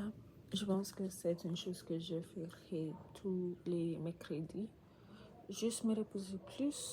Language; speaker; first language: French; non-native, learner; English